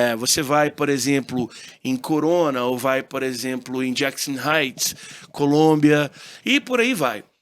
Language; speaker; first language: Portuguese; early bilingual, heritage; Portuguese